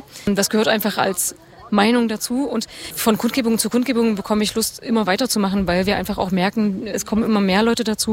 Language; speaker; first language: German; native; German